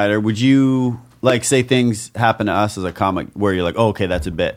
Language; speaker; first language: English; native; English